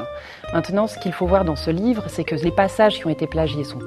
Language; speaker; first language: French; native; French